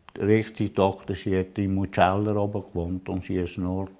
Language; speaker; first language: German; non-native, learner; Italian